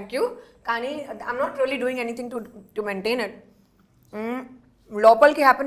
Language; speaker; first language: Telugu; non-native, learner; Hindi